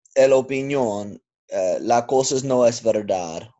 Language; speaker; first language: Spanish; non-native, learner; English